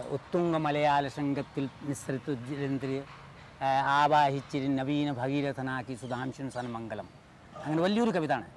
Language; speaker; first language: Malayalam; non-native, fluent; Hindi